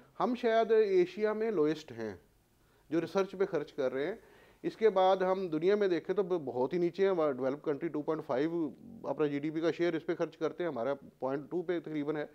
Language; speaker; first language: Urdu; non-native, local second language; Punjabi